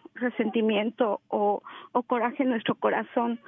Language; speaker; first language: Spanish; native; Spanish